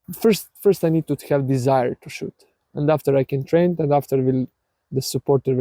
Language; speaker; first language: English; non-native, learner; Serbian